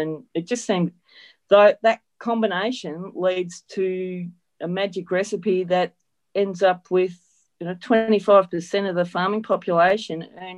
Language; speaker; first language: English; native; English